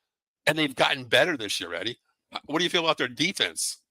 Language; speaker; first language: English; native; English